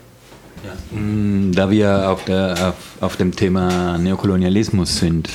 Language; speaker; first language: German; non-native, fluent; Italian